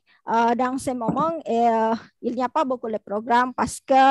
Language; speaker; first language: French; non-native, learner; Indonesian